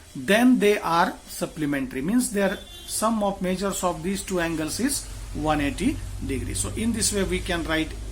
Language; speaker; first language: English; non-native, local second language; Marathi